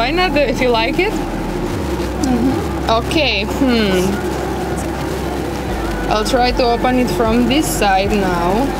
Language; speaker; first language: English; non-native, fluent; Romanian